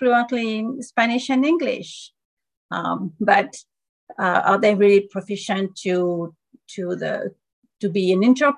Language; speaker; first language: English; non-native, fluent; French